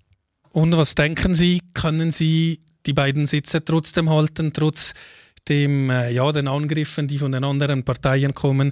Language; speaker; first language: German; native; German